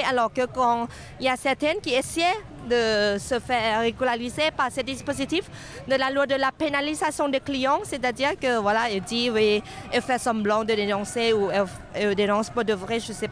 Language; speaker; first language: French; non-native, fluent; Thai